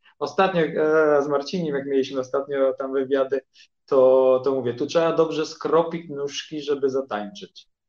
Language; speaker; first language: Polish; early bilingual, heritage; Polish